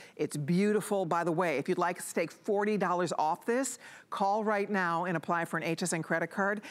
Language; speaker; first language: English; native; English